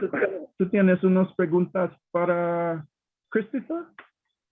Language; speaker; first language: Spanish; non-native, learner; English